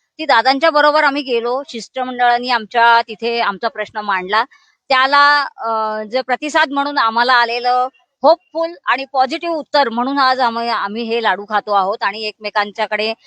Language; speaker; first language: Marathi; native; Marathi